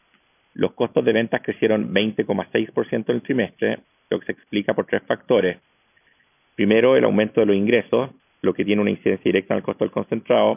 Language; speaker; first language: Spanish; native; Spanish